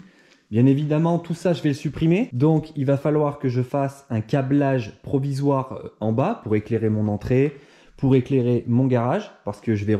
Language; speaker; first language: French; native; French